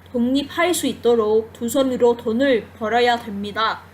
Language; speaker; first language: Korean; non-native, fluent; Vietnamese